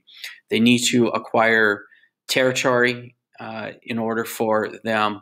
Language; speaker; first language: English; native; English